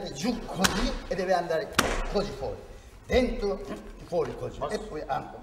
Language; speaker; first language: Italian; non-native, learner; Japanese